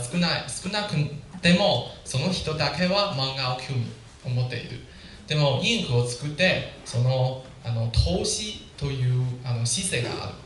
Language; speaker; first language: Japanese; non-native, learner; Chinese